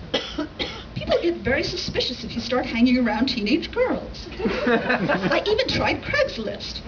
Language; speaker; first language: English; native; English